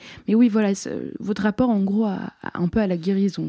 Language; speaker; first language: French; early bilingual, other home language; Arabic